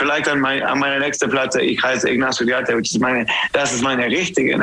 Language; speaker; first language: German; non-native, fluent; English